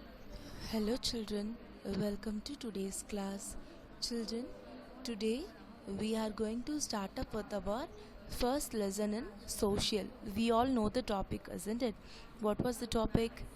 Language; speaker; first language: English; non-native, local second language; Tamil